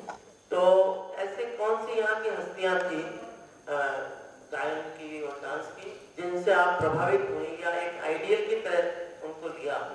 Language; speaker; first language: Hindi; native; Hindi